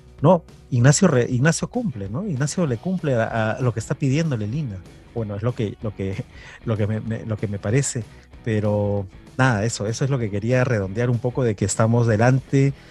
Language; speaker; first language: Spanish; native; Spanish